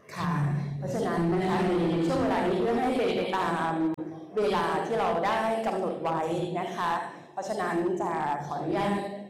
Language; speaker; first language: Thai; native; Thai